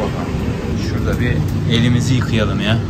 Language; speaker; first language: Turkish; native; Turkish